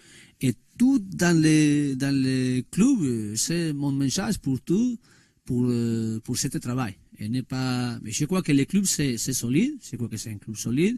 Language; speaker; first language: French; non-native, learner; Spanish